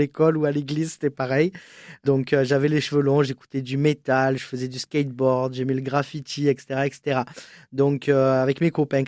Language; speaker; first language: French; native; French